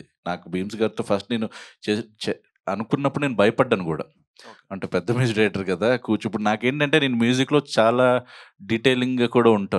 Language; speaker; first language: Telugu; native; Telugu